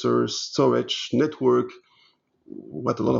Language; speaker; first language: English; non-native, fluent; French